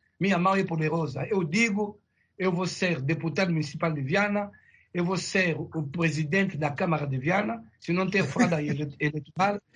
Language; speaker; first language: Portuguese; non-native, fluent; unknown